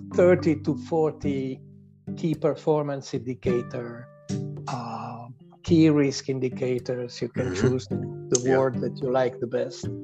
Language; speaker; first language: English; non-native, fluent; Italian